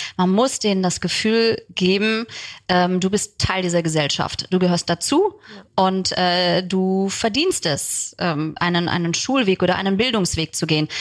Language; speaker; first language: German; early bilingual, other home language; Turkish